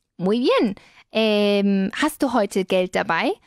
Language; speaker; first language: German; non-native, fluent; Spanish